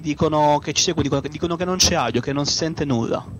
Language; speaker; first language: Italian; native; Italian